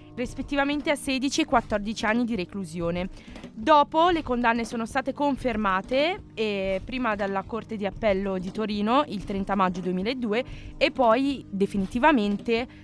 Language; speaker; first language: Italian; early bilingual, other home language; Arabic